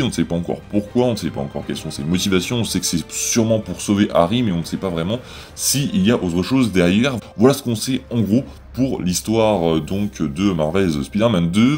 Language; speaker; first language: French; native; French